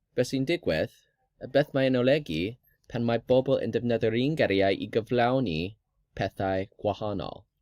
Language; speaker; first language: Welsh; non-native, learner; English